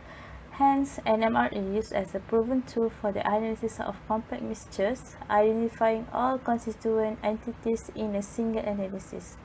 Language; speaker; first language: English; non-native, fluent; Malay